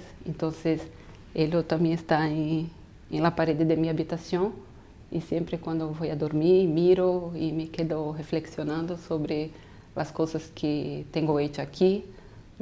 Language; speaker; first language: Spanish; non-native, fluent; Portuguese